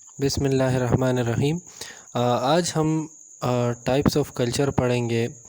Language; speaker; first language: Urdu; non-native, local second language; Pashto